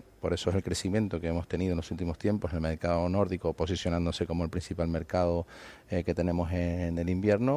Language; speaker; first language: Spanish; native; Spanish